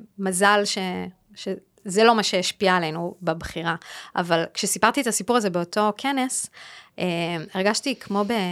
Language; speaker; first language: Hebrew; native; Hebrew